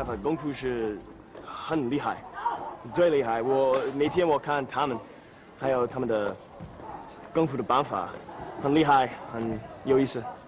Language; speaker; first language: Chinese; non-native, learner; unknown